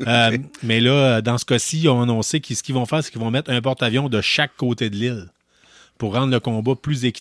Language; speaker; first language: French; native; French